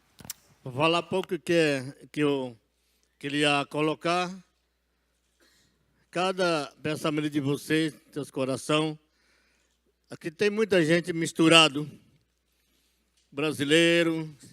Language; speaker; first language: Portuguese; non-native, local second language; Yanomámi